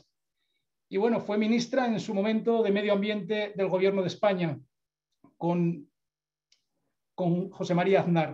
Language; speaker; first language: Spanish; native; Spanish